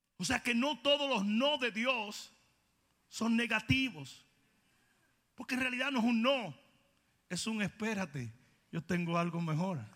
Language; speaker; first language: Spanish; native; Spanish